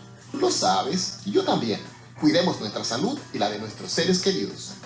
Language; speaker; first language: Spanish; native; Spanish